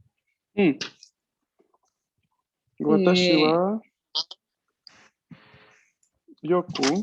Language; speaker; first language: Japanese; non-native, fluent; Spanish